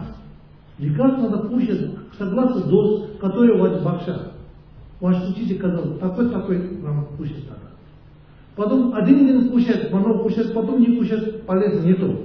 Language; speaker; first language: Russian; non-native, learner; Tibetan